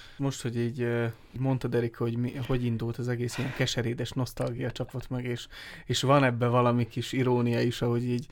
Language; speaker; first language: Hungarian; native; Hungarian